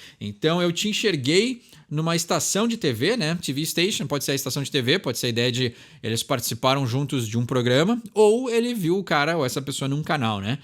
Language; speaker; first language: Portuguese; native; Portuguese